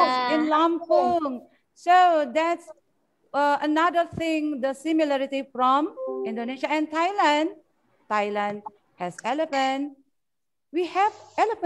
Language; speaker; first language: English; non-native, fluent; Indonesian